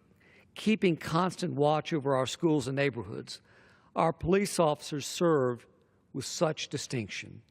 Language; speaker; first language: English; native; English